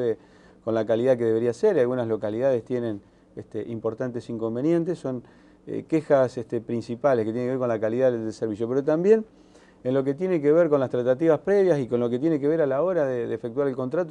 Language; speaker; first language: Spanish; native; Spanish